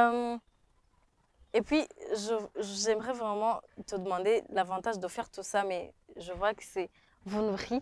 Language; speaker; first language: French; non-native, local second language; Rundi